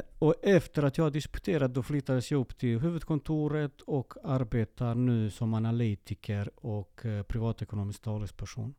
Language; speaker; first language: Swedish; early bilingual, other home language; Serbian